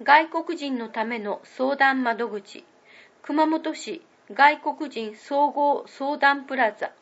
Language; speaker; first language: Japanese; native; Japanese